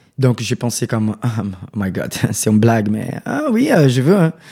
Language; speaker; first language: French; non-native, learner; Portuguese